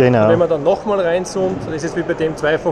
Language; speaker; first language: German; native; German